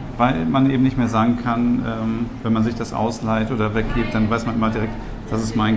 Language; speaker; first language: German; native; German